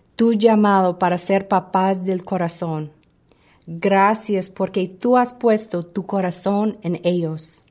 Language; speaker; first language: Spanish; non-native, fluent; English